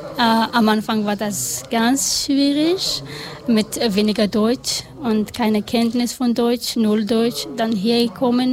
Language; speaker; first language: German; non-native, learner; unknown